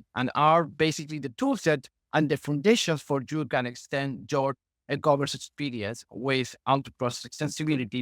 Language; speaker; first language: English; non-native, fluent; Spanish